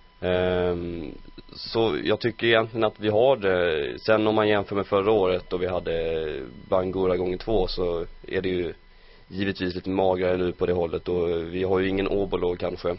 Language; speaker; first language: Swedish; native; Swedish